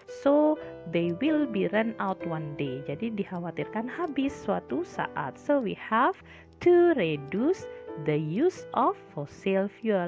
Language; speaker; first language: English; non-native, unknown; Indonesian